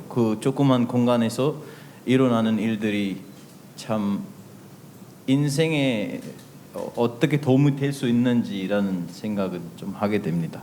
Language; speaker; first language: Korean; non-native, fluent; Hindi